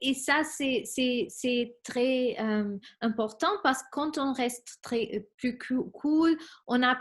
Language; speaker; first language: French; non-native, fluent; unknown